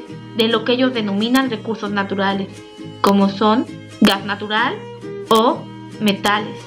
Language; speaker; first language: Spanish; native; Spanish